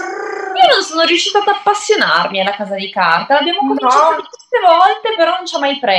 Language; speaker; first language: Italian; native; Italian